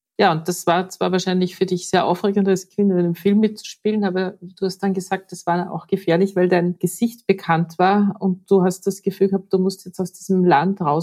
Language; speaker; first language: German; native; German